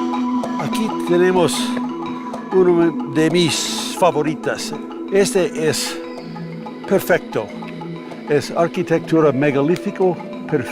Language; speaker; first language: Spanish; non-native, fluent; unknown